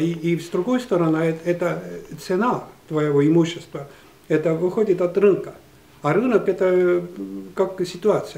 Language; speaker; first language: Russian; non-native, fluent; Estonian